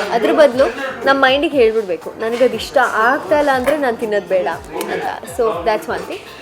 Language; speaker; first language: Kannada; non-native, local second language; Kodava